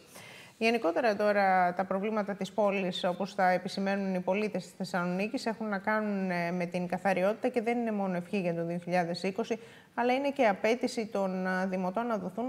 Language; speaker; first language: Greek; native; Greek